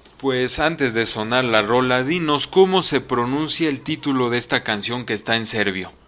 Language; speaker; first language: Spanish; native; Spanish